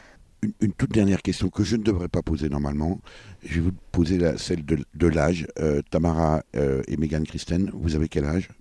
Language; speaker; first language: French; native; French